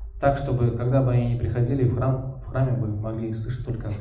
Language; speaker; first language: Russian; native; Russian